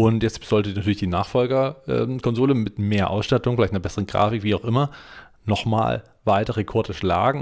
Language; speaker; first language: German; native; German